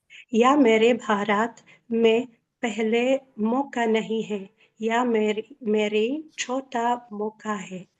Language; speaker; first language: Hindi; non-native, learner; Arabic